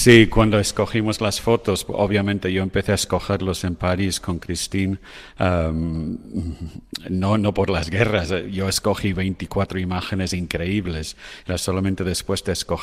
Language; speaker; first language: Spanish; non-native, fluent; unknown